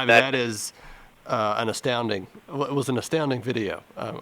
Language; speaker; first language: English; native; English